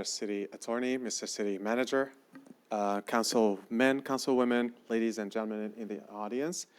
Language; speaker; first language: English; non-native, fluent; Arabic